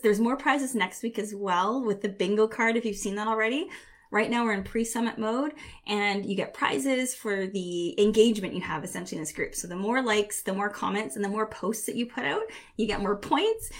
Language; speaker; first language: English; native; English